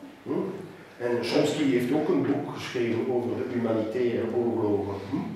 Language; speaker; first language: Dutch; non-native, local second language; French